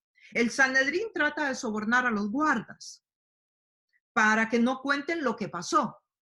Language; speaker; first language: Spanish; native; Spanish